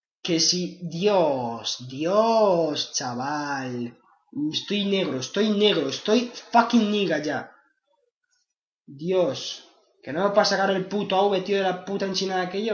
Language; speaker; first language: Spanish; native; Spanish